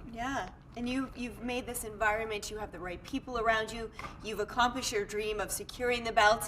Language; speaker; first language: English; native; English